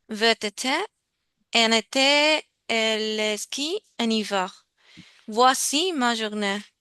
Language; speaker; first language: French; non-native, learner; Spanish